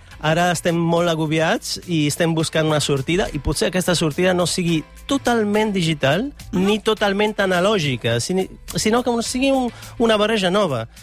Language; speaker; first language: Catalan; non-native, fluent; Italian